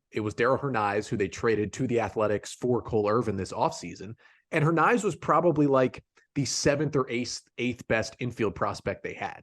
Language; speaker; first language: English; native; English